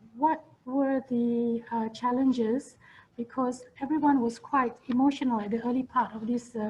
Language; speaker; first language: English; non-native, local second language; Malay